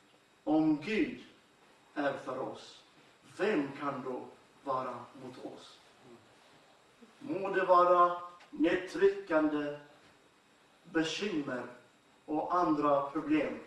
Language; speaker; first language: Swedish; non-native, fluent; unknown